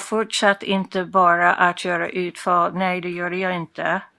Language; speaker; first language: Swedish; non-native, fluent; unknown